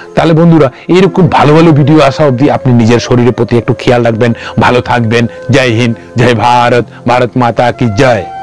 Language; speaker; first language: Bangla; non-native, local second language; Kok Borok